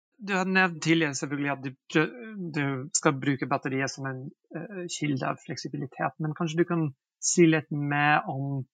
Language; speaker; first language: Norwegian; non-native, fluent; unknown